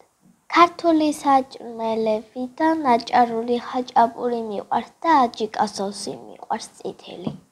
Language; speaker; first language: Georgian; early bilingual, other home language; Korean